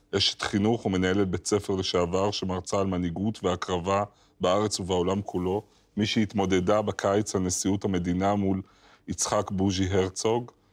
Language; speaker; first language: Hebrew; native; Hebrew